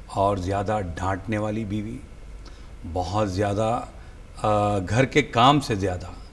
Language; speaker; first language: Hindi; native; Hindi